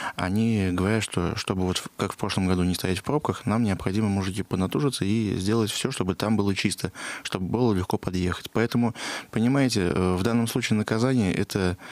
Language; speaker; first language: Russian; native; Russian